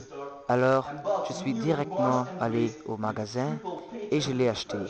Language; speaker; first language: French; non-native, learner; Dutch